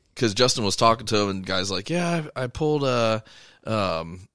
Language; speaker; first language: English; native; English